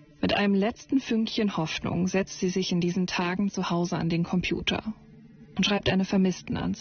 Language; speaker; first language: German; native; German